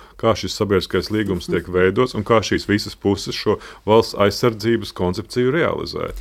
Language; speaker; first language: Latvian; native; Latvian